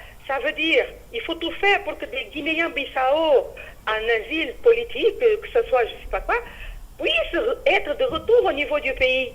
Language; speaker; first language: French; non-native, fluent; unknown